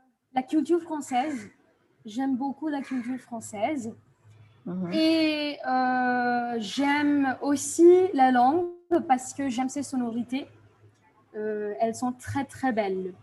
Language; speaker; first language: French; non-native, fluent; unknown